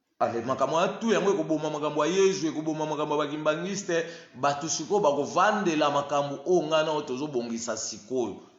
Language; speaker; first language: Lingala; non-native, local second language; Kongo